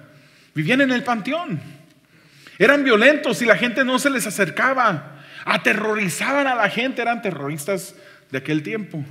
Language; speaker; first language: Spanish; native; Spanish